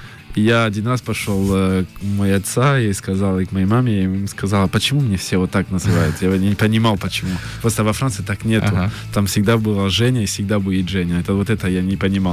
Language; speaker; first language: Russian; early bilingual, heritage; French